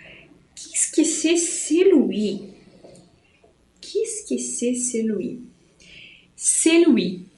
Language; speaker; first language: French; non-native, fluent; Portuguese